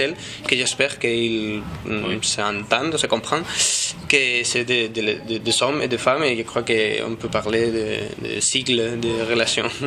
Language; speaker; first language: French; non-native, learner; Spanish